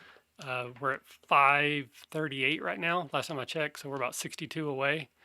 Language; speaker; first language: English; native; English